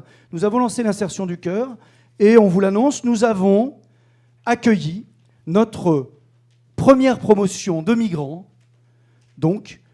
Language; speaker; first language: French; native; French